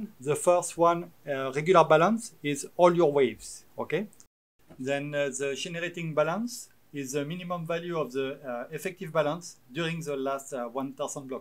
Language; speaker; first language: English; non-native, fluent; French